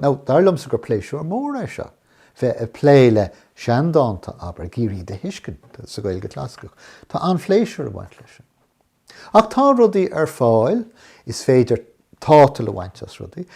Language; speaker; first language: Irish; non-native, local second language; English